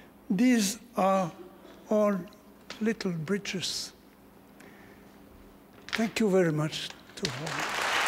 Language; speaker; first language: English; non-native, fluent; French